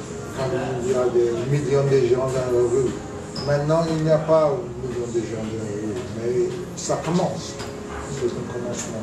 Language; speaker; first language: French; non-native, fluent; English